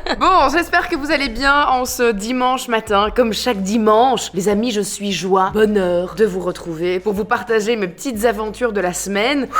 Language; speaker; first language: French; native; French